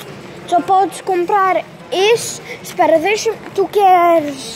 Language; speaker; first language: Portuguese; early bilingual, heritage; Portuguese